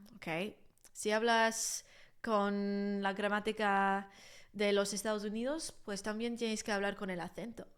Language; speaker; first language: Spanish; non-native, fluent; English